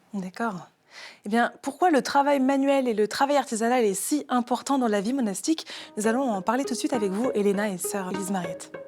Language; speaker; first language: French; native; French